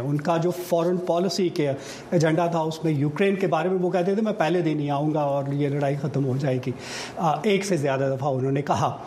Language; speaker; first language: Urdu; native; Urdu